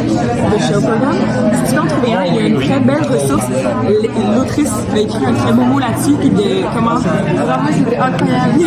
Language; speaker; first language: French; native; French